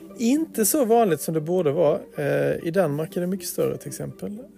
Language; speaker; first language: Swedish; native; Swedish